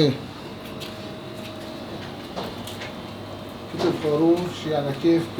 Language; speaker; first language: Arabic; native; Arabic